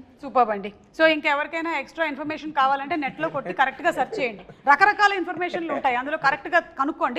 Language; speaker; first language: Telugu; native; Telugu